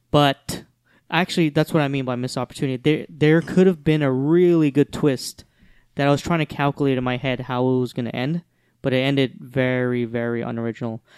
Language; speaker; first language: English; native; English